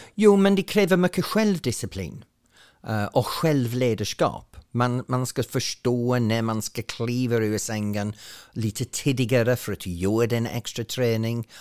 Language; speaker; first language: Swedish; non-native, fluent; English